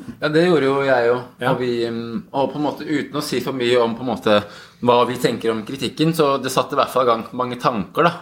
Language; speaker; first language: Norwegian; early bilingual, other home language; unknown